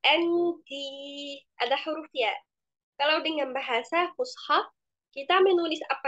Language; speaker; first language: Indonesian; non-native, fluent; Arabic